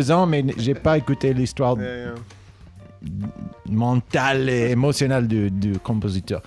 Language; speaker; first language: French; non-native, learner; English